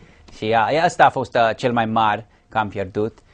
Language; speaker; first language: Romanian; early bilingual, heritage; English